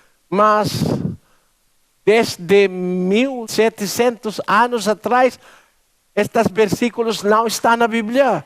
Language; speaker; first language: Portuguese; non-native, learner; Filipino